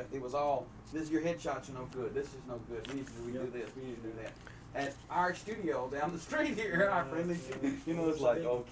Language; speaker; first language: English; native; English